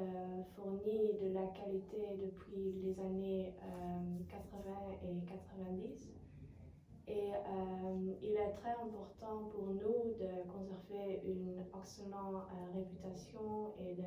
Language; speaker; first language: French; non-native, learner; Dutch